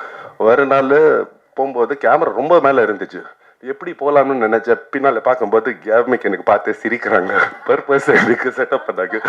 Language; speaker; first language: Tamil; non-native, local second language; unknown